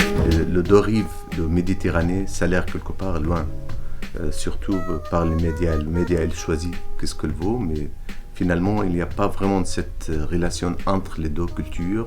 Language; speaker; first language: French; non-native, fluent; Arabic